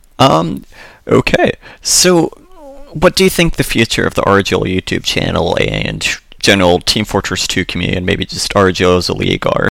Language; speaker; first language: English; native; English